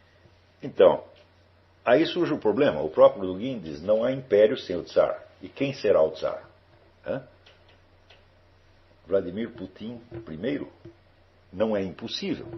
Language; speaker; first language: Portuguese; native; Portuguese